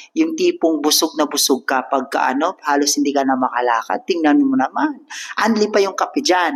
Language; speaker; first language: Filipino; native; Filipino